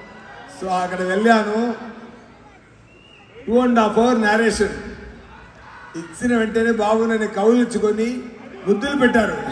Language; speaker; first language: Telugu; non-native, learner; Tamil